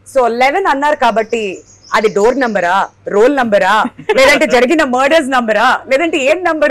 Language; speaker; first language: Telugu; native; Telugu